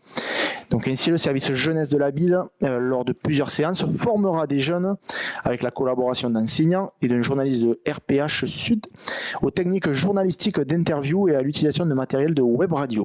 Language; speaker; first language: French; native; French